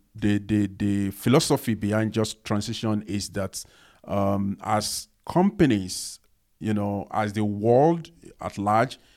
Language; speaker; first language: English; non-native, local second language; Yoruba